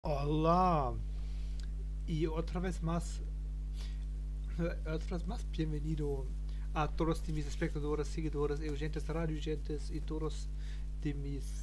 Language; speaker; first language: Spanish; non-native, learner; German